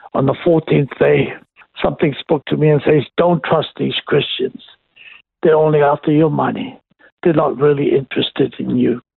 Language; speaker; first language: English; non-native, local second language; Cantonese